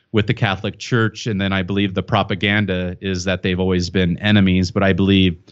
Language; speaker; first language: English; native; English